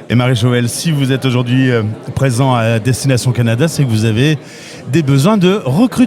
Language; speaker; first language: French; native; French